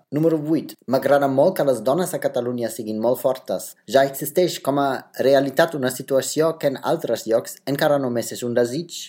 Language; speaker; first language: Catalan; non-native, fluent; German